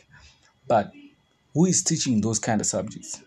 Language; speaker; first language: English; non-native, local second language; Shona